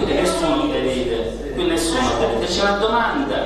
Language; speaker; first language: Italian; native; Italian